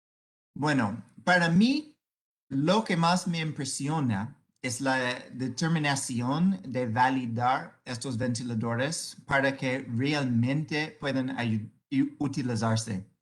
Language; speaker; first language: Spanish; non-native, fluent; English